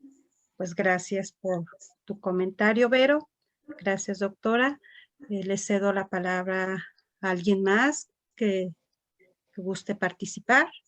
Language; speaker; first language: Spanish; native; Spanish